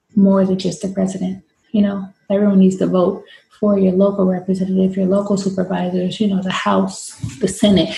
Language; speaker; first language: English; native; English